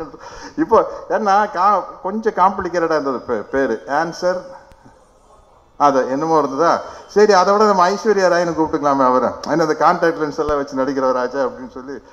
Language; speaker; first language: Tamil; native; Tamil